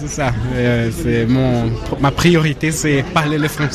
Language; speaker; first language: French; non-native, learner; Portuguese